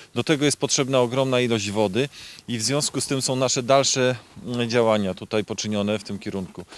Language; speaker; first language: Polish; native; Polish